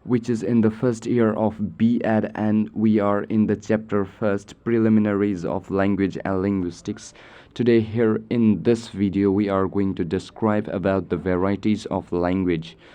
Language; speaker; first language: English; non-native, local second language; Nepali